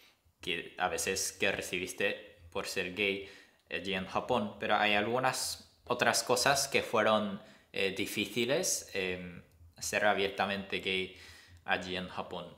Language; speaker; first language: Spanish; non-native, fluent; Japanese